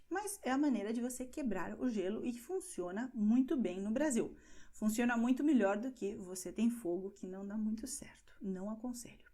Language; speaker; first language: Portuguese; non-native, fluent; Spanish